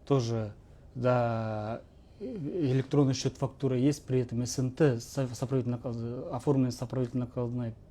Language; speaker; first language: Russian; non-native, local second language; Kazakh